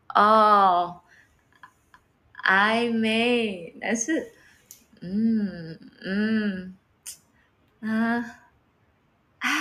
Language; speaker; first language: Chinese; non-native, learner; Vietnamese